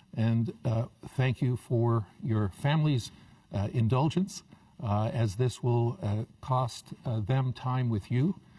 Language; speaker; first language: English; native; English